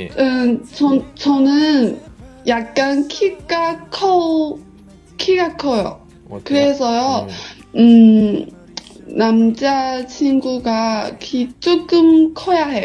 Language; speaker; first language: Korean; non-native, learner; Chinese